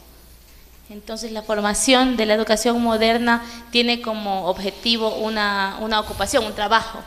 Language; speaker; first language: Spanish; native; Spanish